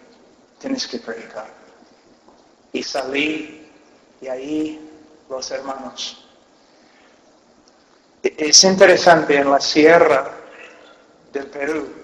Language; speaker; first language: Spanish; non-native, fluent; English